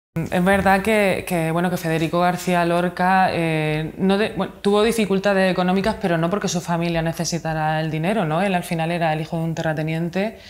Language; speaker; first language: Spanish; native; Spanish